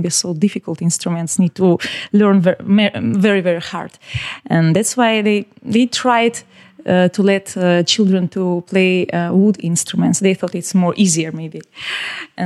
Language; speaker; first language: English; non-native, learner; Ukrainian